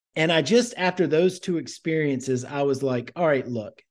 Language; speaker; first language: English; native; English